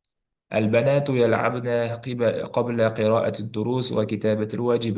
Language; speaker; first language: Arabic; non-native, fluent; Uzbek